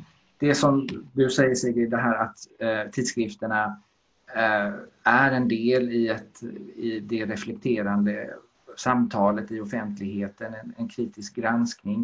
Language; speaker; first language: Swedish; native; Swedish